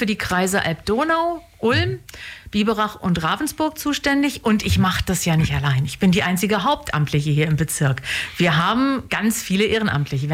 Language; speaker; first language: German; native; German